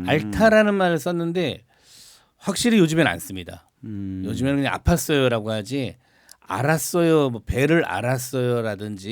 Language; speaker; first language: Korean; native; Korean